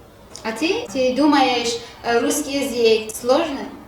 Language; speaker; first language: Russian; non-native, learner; Persian